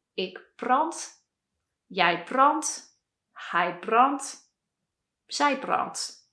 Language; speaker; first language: Dutch; non-native, fluent; English